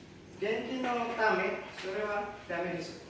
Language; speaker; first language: Japanese; non-native, learner; Indonesian